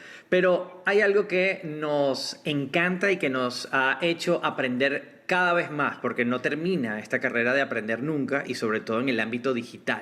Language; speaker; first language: Spanish; native; Spanish